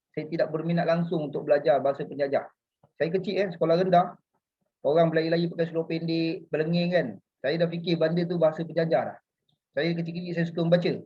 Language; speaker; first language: Malay; native; Malay